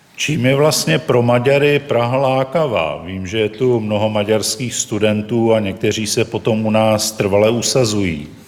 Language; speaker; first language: Czech; native; Czech